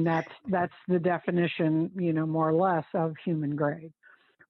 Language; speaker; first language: English; native; English